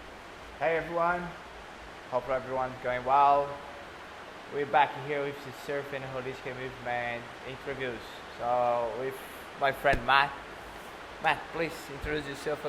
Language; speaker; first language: English; non-native, fluent; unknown